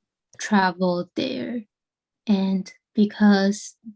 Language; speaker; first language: English; non-native, learner; Chinese